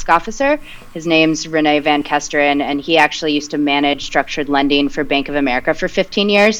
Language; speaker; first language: English; early bilingual, other home language; Spanish